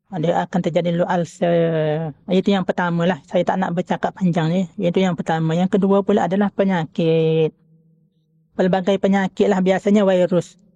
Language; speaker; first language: Malay; native; Malay